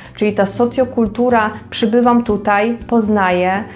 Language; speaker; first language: Polish; native; Polish